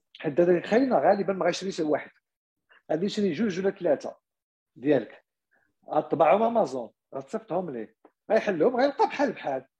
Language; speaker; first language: Arabic; native; Arabic